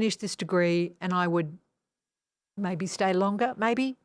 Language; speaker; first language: English; non-native, fluent; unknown